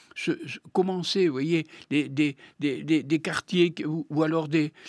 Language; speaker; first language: French; native; French